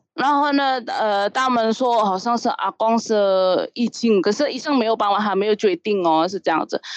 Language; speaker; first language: Chinese; non-native, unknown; Indonesian